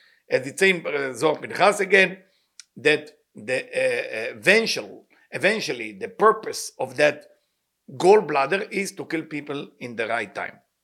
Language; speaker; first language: English; non-native, fluent; Hebrew